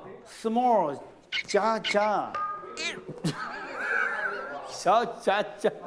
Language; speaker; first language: Chinese; native; Chinese